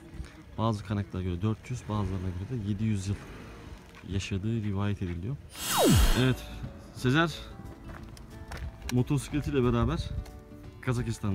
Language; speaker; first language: Turkish; native; Turkish